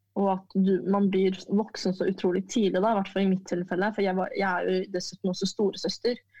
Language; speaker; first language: Norwegian; early bilingual, other home language; Chinese